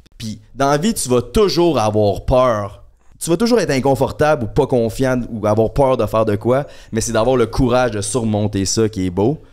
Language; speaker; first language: French; native; French